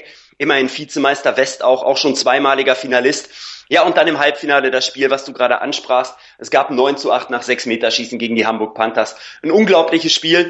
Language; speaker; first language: German; native; German